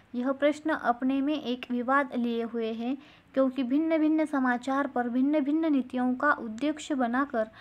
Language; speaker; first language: Hindi; non-native, local second language; Marathi